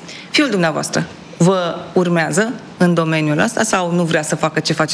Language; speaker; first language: Romanian; native; Romanian